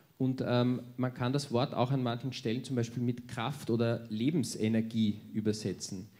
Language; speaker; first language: German; native; German